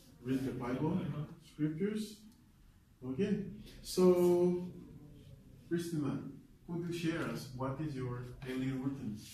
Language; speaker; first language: English; non-native, fluent; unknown